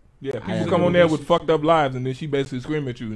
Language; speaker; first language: English; native; English